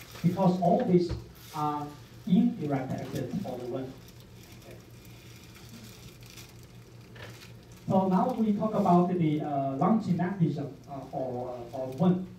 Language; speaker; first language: English; non-native, fluent; Chinese